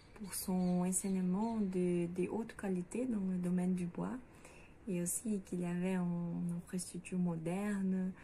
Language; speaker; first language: French; non-native, fluent; Portuguese